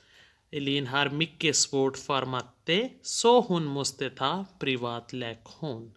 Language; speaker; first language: Swedish; non-native, fluent; Hindi